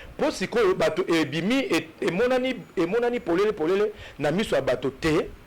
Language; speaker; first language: Lingala; native; Lingala